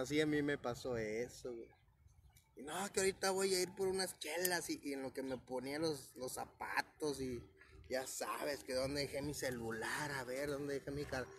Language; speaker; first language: Spanish; native; Spanish